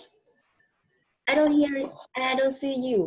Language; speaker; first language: English; non-native, fluent; Vietnamese